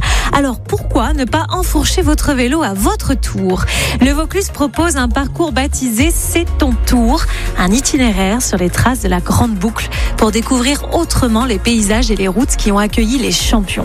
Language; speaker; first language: French; native; French